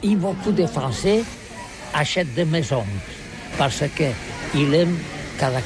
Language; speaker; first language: French; non-native, learner; Catalan